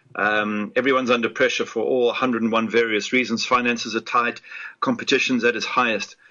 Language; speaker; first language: English; native; English